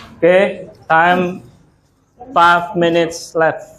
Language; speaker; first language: English; non-native, learner; Indonesian